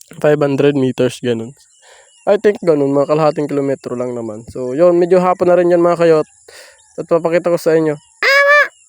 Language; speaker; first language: Filipino; non-native, local second language; Masbatenyo